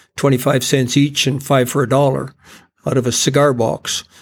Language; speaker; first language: English; native; English